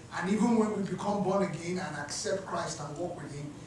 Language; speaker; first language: English; non-native, local second language; Yoruba